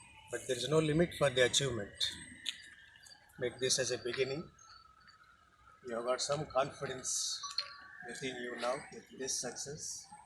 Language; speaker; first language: English; non-native, local second language; Telugu